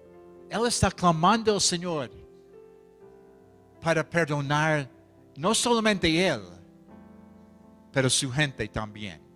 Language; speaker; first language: Spanish; non-native, fluent; English